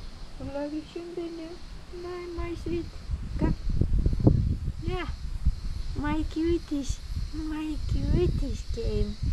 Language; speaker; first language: English; non-native, learner; Turkish